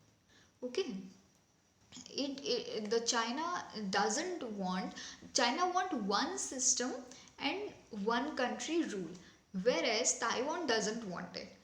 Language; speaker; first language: English; non-native, local second language; Hindi